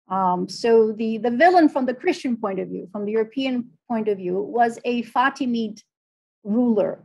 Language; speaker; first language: English; non-native, fluent; Arabic